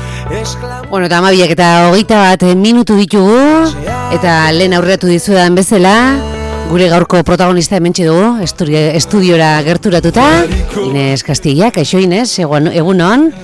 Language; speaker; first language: Basque; native; Basque